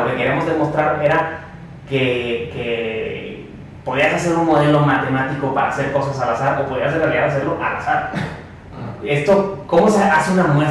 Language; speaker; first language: Spanish; native; Spanish